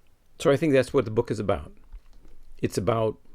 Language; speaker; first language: English; native; English